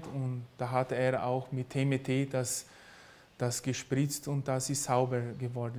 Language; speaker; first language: German; early bilingual, heritage; German